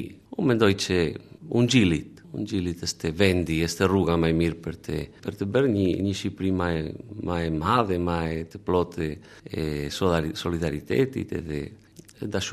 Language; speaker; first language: Albanian; non-native, learner; Spanish